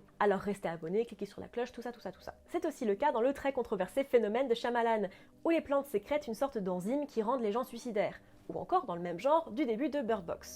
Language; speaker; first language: French; native; French